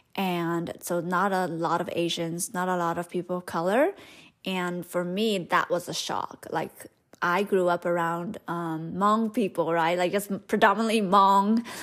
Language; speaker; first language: English; early bilingual, other home language; Hmong